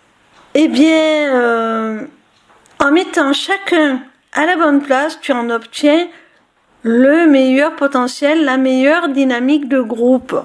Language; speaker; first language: French; native; French